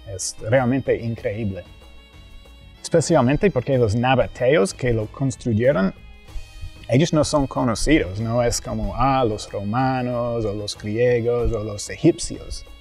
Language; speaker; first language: Spanish; non-native, fluent; English